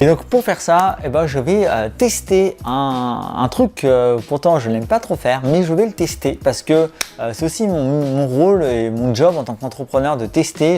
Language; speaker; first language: French; native; French